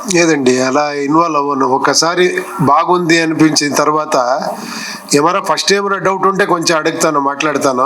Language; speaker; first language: Telugu; non-native, local second language; Kannada